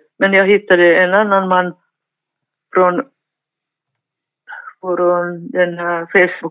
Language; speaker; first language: Swedish; non-native, fluent; Finnish